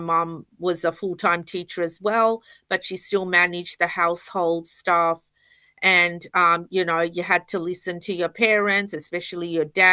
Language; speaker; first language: English; native; English